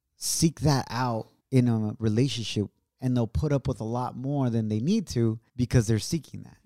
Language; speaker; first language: English; early bilingual, other home language; Spanish